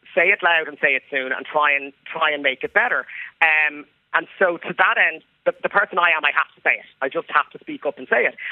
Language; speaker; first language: English; native; English